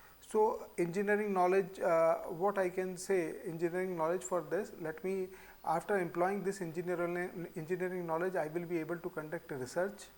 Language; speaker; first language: English; non-native, local second language; Hindi